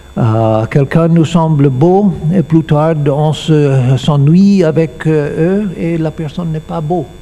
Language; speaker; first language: French; non-native, learner; English